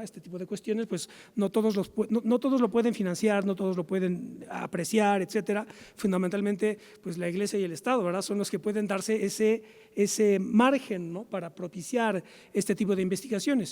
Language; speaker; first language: Spanish; native; Spanish